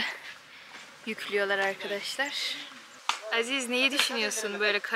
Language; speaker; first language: Turkish; native; Turkish